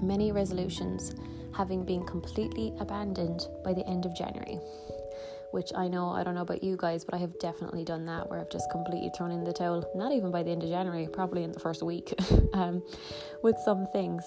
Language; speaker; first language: English; native; English